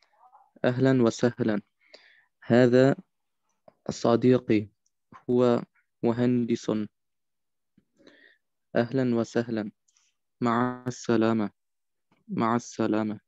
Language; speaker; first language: Arabic; non-native, learner; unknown